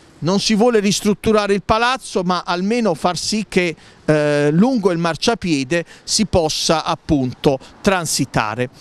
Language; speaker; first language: Italian; native; Italian